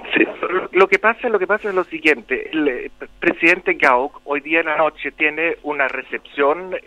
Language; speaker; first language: Spanish; non-native, local second language; German